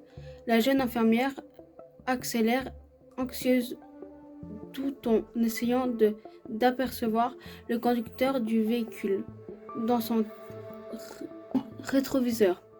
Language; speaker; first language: French; native; French